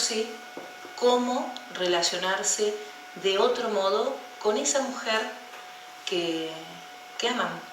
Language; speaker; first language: Spanish; native; Spanish